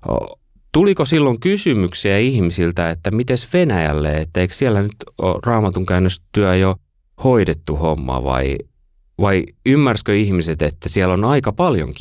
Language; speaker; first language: Finnish; native; Finnish